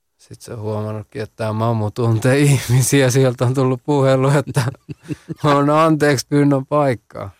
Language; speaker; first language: Finnish; early bilingual, other home language; Central Kurdish